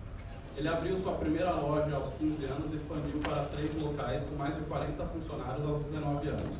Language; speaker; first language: Portuguese; native; Portuguese